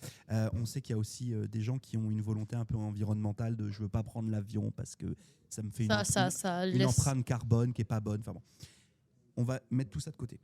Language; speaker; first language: French; native; French